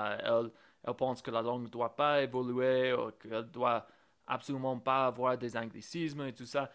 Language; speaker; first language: French; non-native, fluent; English